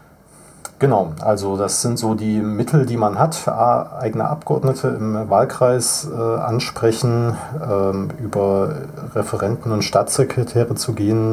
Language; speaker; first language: German; native; German